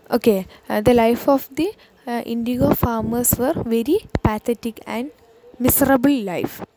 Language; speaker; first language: English; non-native, local second language; Malayalam